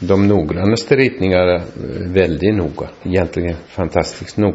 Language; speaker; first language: Swedish; non-native, local second language; Finnish